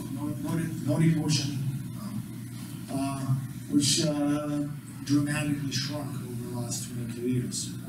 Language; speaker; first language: English; non-native, fluent; Slovak